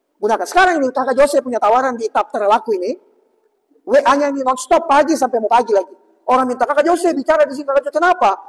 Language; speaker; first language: Indonesian; native; Indonesian